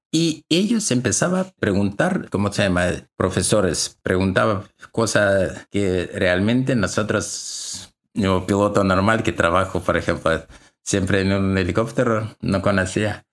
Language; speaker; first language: Spanish; non-native, learner; Russian